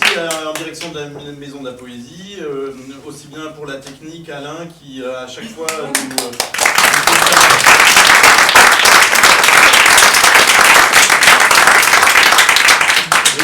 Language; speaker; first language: French; native; French